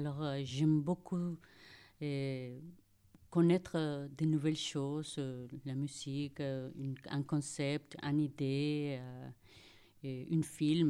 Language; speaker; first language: French; non-native, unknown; Spanish